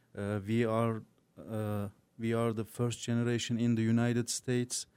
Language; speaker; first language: English; non-native, learner; Turkish